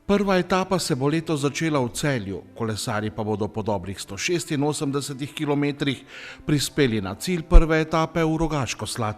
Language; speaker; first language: Slovenian; native; Slovenian